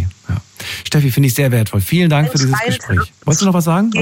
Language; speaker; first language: German; native; German